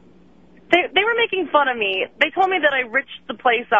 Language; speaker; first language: English; native; English